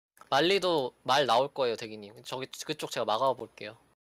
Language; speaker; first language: Korean; native; Korean